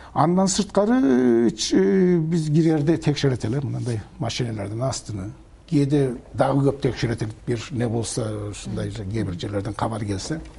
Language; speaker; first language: Kyrgyz; early bilingual, heritage; Kyrgyz